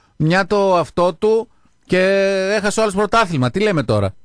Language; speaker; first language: Greek; native; Greek